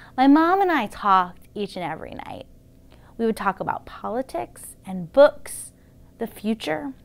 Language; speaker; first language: English; native; English